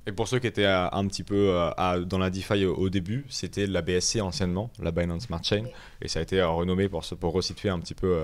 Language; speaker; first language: French; native; French